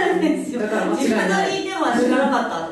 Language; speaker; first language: Japanese; native; Japanese